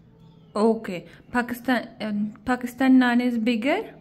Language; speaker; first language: English; non-native, fluent; Chinese